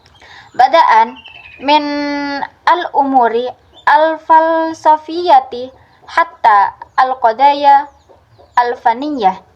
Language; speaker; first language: Arabic; non-native, fluent; Indonesian